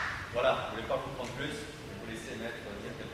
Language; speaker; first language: French; native; French